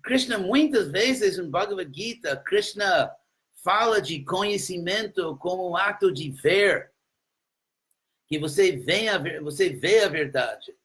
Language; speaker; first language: Portuguese; non-native, fluent; English